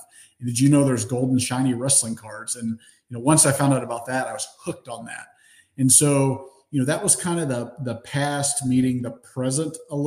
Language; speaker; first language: English; native; English